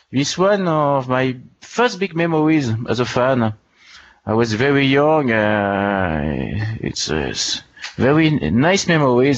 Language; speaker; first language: English; non-native, learner; French